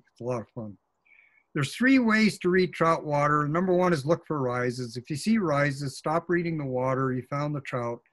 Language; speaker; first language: English; native; English